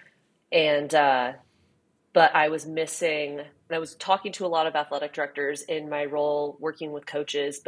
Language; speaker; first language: English; native; English